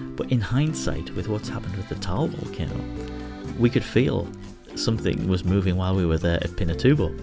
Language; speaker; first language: English; native; English